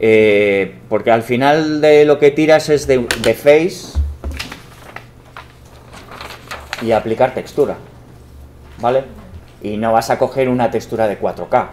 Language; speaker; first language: Spanish; native; Spanish